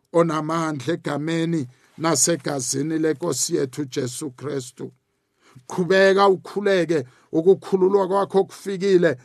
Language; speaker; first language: Zulu; non-native, local second language; South Ndebele